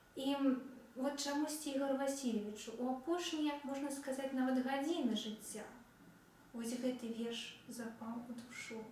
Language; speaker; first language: Belarusian; non-native, local second language; Russian